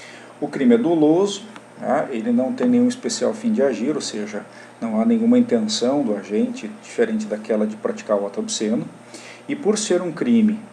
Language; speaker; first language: Portuguese; native; Portuguese